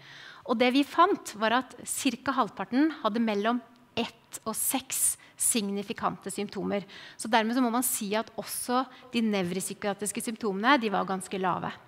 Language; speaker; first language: Norwegian; native; Norwegian